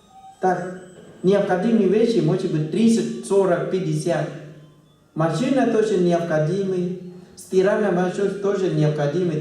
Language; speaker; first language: Russian; non-native, fluent; Thai